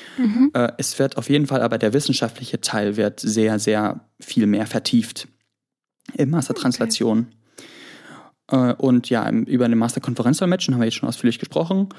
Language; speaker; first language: German; early bilingual, other home language; Greek